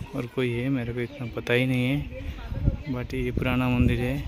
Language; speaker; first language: Hindi; non-native, local second language; Odia